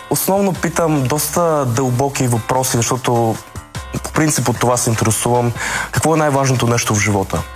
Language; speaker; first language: Bulgarian; early bilingual, other home language; Russian